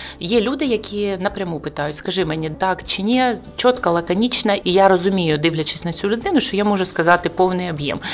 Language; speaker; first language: Ukrainian; non-native, local second language; Russian